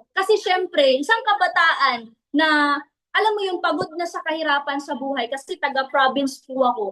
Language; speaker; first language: Filipino; non-native, local second language; Cebuano